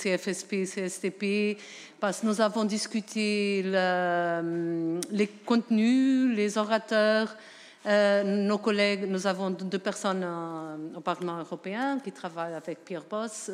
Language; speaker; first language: French; non-native, fluent; Portuguese